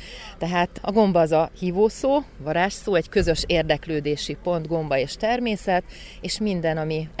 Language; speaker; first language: Hungarian; native; Hungarian